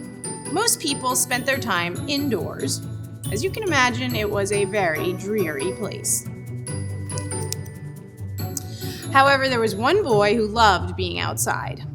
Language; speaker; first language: English; native; English